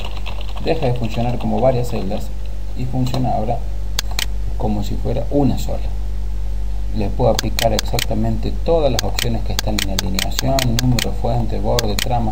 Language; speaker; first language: Spanish; native; Spanish